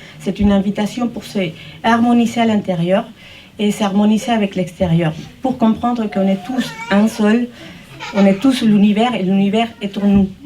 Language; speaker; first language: French; early bilingual, heritage; French